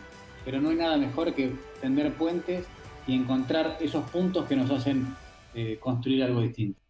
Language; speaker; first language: Spanish; native; Spanish